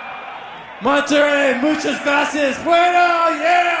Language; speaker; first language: Spanish; non-native, learner; English